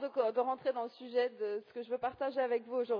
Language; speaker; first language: French; native; French